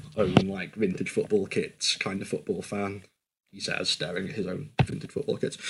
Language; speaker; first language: English; native; English